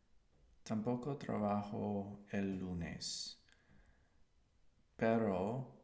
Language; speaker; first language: Spanish; non-native, learner; English